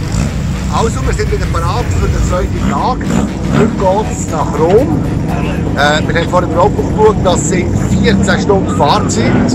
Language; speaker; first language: German; native; German